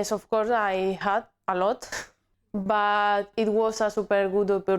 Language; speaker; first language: English; non-native, learner; Spanish